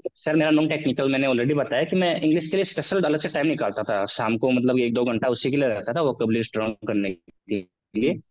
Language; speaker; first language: Hindi; native; Hindi